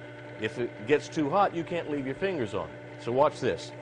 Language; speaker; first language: English; native; English